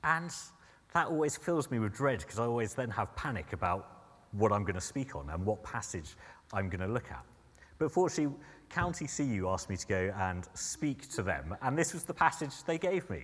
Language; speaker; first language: English; native; English